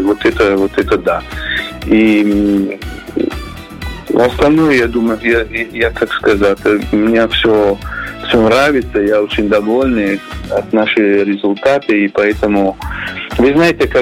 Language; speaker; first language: Russian; non-native, learner; Italian